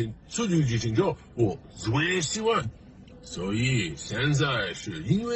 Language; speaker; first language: Chinese; non-native, learner; English